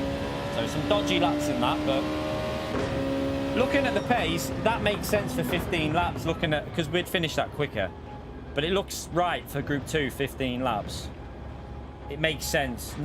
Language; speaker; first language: English; native; English